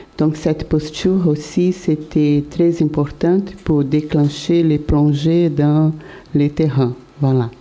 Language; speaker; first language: French; non-native, learner; Portuguese